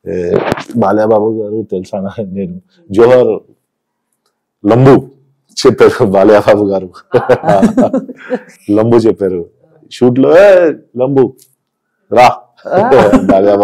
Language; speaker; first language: Telugu; non-native, local second language; Hindi